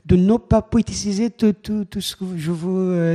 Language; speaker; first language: French; non-native, fluent; Persian